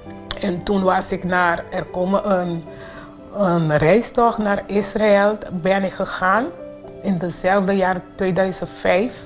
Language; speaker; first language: Dutch; non-native, local second language; Papiamento